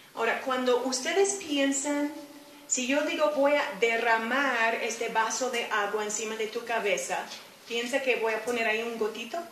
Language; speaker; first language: Spanish; non-native, fluent; English